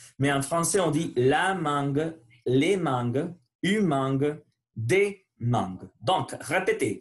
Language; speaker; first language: French; non-native, learner; Spanish